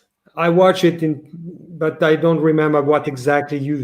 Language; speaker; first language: English; non-native, learner; French